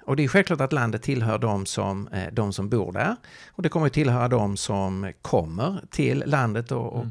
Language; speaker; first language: Swedish; native; Swedish